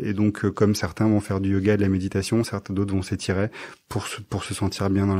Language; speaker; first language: French; native; French